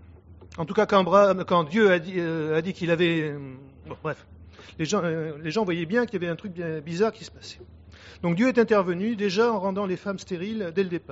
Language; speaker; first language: French; native; French